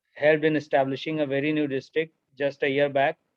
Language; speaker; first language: English; non-native, local second language; Hindi